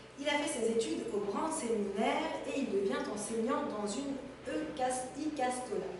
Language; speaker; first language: French; native; French